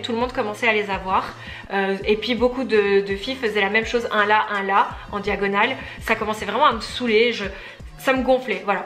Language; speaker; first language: French; native; French